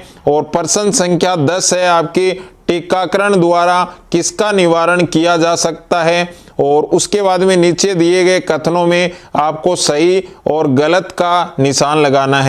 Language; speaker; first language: Hindi; native; Hindi